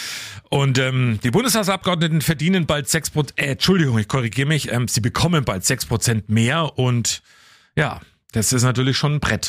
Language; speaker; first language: German; native; German